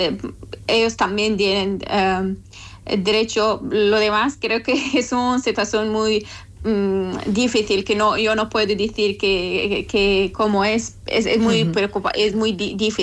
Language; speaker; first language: Spanish; non-native, learner; Persian